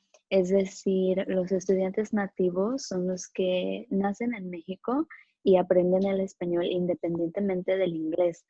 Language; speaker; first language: Spanish; early bilingual, other home language; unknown